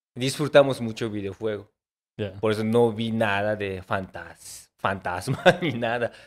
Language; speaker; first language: Spanish; non-native, fluent; Japanese